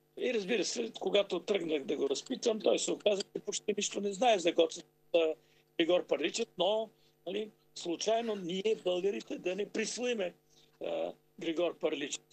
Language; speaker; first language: Bulgarian; native; Bulgarian